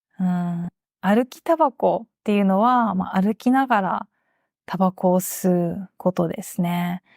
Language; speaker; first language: Japanese; native; Japanese